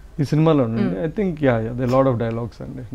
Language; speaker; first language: Telugu; native; Telugu